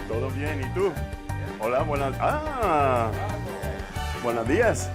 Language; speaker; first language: Spanish; non-native, fluent; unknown